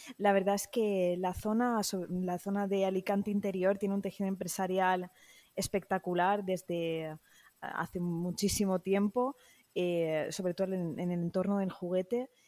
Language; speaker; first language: Spanish; native; Spanish